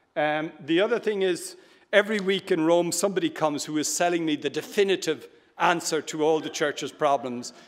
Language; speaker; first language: English; native; English